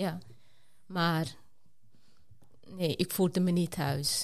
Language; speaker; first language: Dutch; non-native, fluent; Rundi